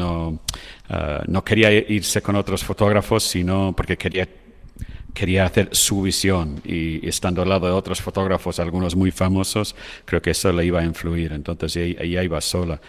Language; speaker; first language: Spanish; non-native, fluent; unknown